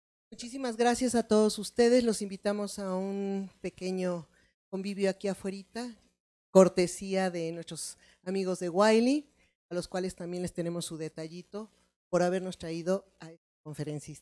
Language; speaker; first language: Spanish; native; Spanish